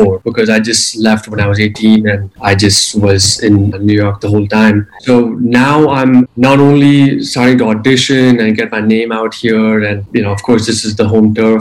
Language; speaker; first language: English; non-native, local second language; Hindi